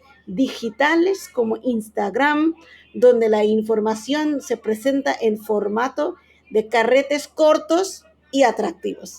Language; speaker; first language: Spanish; non-native, fluent; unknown